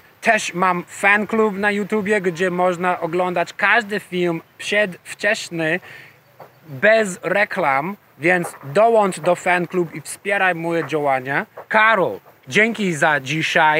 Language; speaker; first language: Polish; non-native, learner; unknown